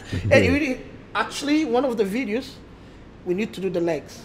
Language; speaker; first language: English; non-native, fluent; Portuguese